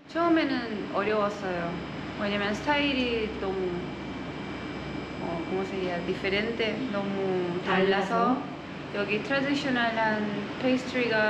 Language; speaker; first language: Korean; early bilingual, heritage; Korean